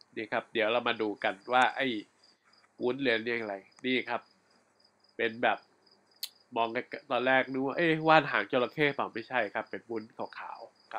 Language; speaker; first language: Thai; native; Thai